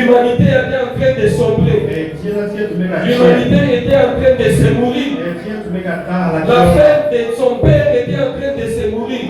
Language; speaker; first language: French; non-native, local second language; Bambara